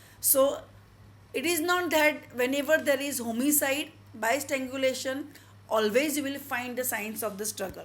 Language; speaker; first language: English; non-native, local second language; Gujarati